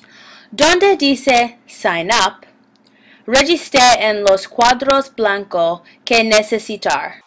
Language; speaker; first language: Spanish; non-native, learner; English